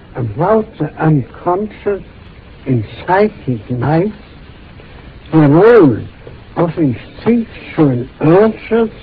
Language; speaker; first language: English; non-native, fluent; German